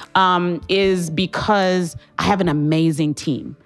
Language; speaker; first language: English; non-native, local second language; Shona